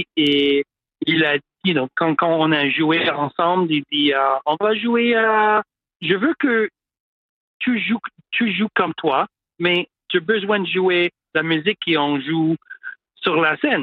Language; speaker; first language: French; non-native, local second language; English